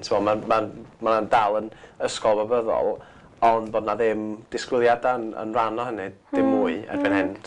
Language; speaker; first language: Welsh; non-native, local second language; English